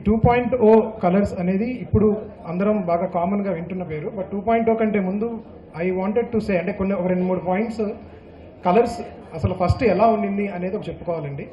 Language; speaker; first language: Telugu; native; Telugu